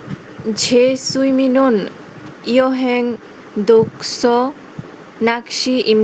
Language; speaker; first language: Korean; non-native, learner; Bangla